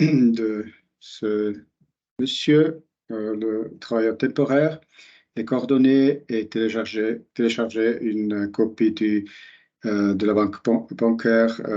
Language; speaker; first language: French; non-native, local second language; German